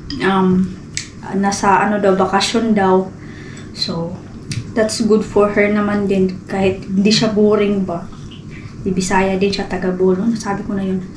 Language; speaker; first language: Filipino; non-native, local second language; Cebuano